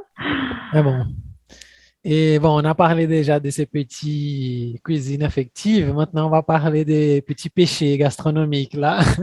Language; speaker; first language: French; non-native, fluent; Portuguese